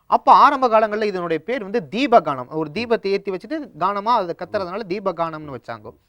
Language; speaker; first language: Tamil; native; Tamil